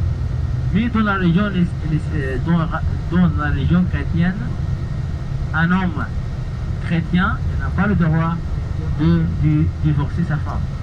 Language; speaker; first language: French; non-native, learner; Arabic